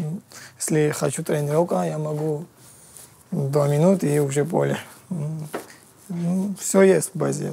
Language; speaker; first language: Russian; non-native, learner; Georgian